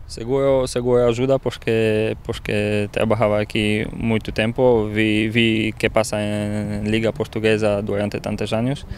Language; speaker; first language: Portuguese; non-native, learner; Polish